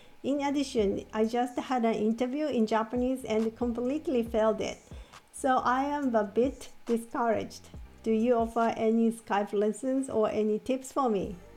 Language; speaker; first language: English; non-native, fluent; Japanese